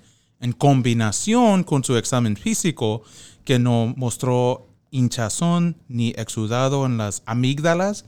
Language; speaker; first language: Spanish; non-native, fluent; English